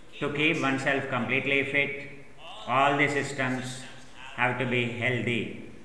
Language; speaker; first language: English; non-native, local second language; Telugu